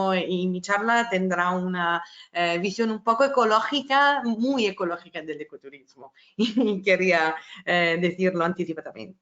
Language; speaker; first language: Spanish; non-native, fluent; Italian